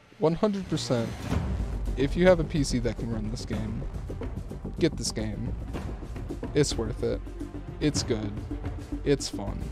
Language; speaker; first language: English; native; English